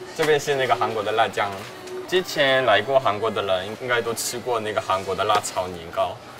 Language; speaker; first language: Chinese; non-native, fluent; Korean